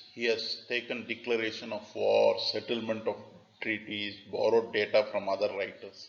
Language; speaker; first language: English; non-native, local second language; Tamil